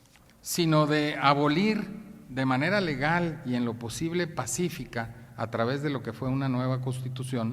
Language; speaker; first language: Spanish; native; Spanish